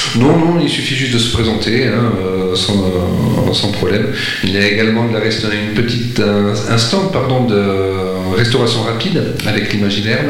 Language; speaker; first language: French; native; French